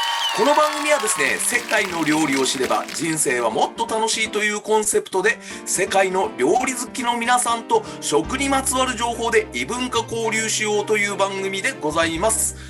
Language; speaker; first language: Japanese; native; Japanese